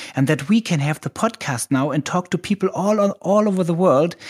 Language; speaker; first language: English; non-native, fluent; German